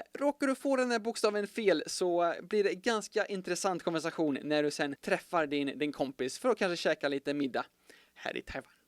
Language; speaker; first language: Swedish; native; Swedish